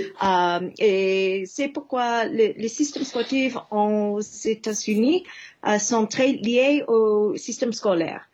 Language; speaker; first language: French; non-native, fluent; English